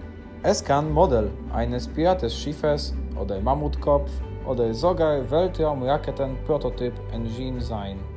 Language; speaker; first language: German; non-native, learner; Polish